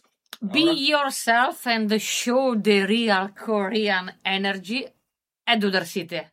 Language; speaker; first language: English; non-native, learner; Italian